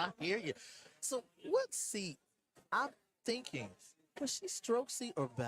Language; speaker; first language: English; native; English